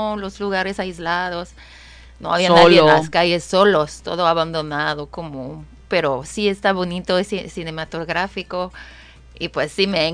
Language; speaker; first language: Spanish; non-native, fluent; English